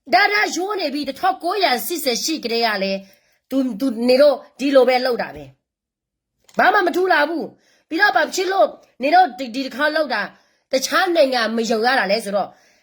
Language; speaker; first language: Burmese; non-native, local second language; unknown